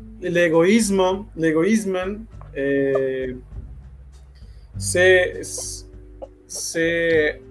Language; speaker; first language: French; non-native, learner; Spanish